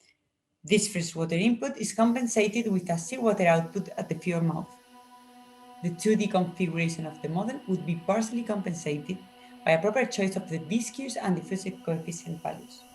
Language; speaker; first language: English; non-native, fluent; Spanish